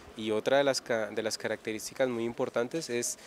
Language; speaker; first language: Spanish; native; Spanish